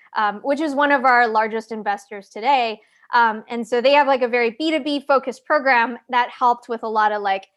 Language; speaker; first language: English; native; English